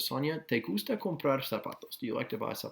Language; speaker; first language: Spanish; non-native, fluent; English